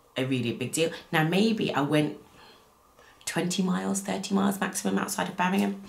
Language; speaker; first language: English; native; English